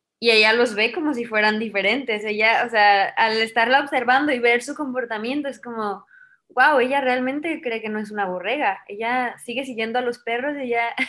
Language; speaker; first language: Spanish; native; Spanish